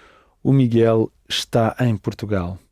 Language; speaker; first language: Portuguese; non-native, learner; English